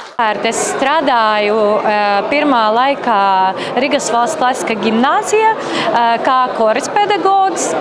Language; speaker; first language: Latvian; non-native, learner; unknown